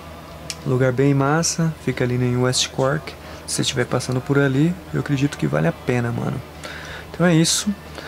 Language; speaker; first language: Portuguese; native; Portuguese